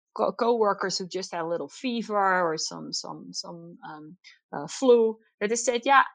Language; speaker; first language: English; non-native, fluent; Dutch